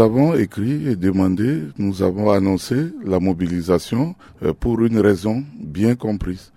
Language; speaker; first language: French; non-native, local second language; Sango